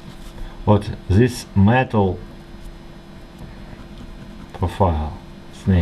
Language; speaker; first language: English; non-native, learner; Russian